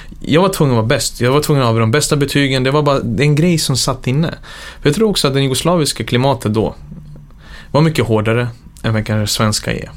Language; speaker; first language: Swedish; early bilingual, other home language; Serbian